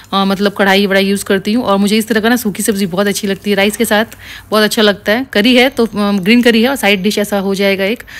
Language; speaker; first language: Hindi; native; Hindi